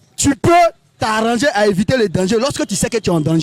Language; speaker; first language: French; non-native, local second language; Wolof